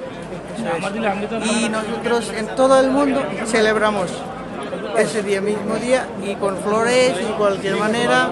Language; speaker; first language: Spanish; non-native, learner; Bangla